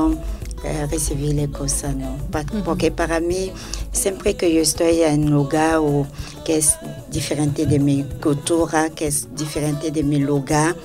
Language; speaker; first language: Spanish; non-native, learner; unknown